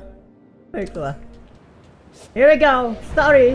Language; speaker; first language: English; non-native, learner; Indonesian